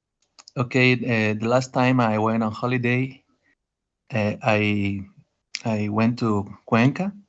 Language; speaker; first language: English; non-native, learner; Spanish